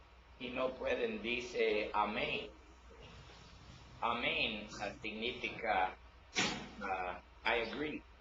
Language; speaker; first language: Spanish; non-native, learner; English